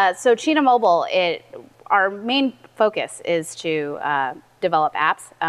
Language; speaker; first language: English; early bilingual, other home language; Chinese